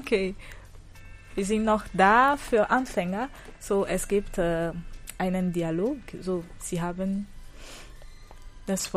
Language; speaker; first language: German; non-native, learner; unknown